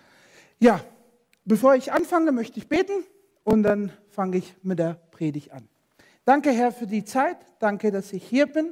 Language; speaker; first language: German; non-native, fluent; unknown